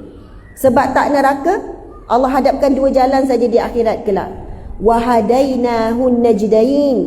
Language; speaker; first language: Malay; native; Malay